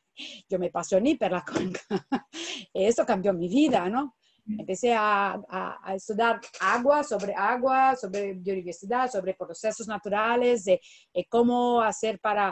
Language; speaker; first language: Spanish; non-native, fluent; Portuguese